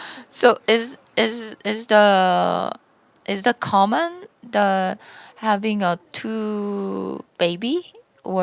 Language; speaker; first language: English; non-native, learner; Korean